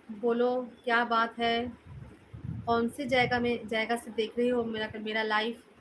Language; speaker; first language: Hindi; non-native, local second language; Bangla